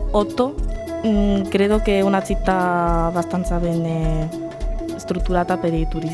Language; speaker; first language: Italian; non-native, learner; Spanish